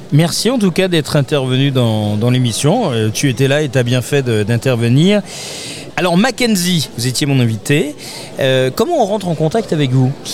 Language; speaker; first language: French; native; French